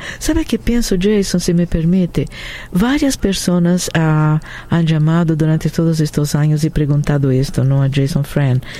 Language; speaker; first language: Spanish; non-native, fluent; Portuguese